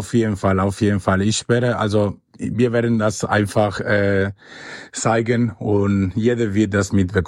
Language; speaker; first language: German; non-native, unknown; Spanish